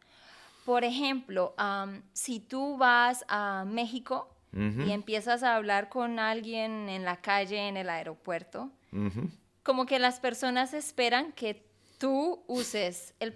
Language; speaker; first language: Spanish; native; Spanish